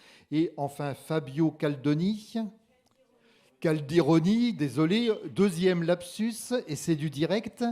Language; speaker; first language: French; native; French